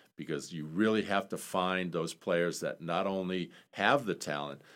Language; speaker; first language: English; native; English